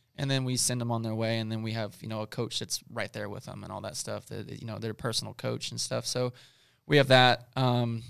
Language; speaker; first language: English; native; English